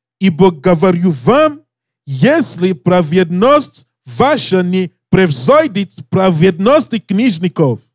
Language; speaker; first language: Russian; non-native, learner; English